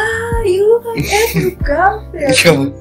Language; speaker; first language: English; non-native, learner; Indonesian